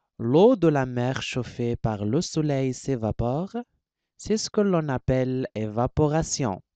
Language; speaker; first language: French; non-native, local second language; Arabic